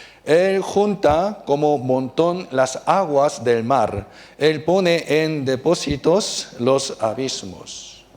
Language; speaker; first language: Spanish; non-native, fluent; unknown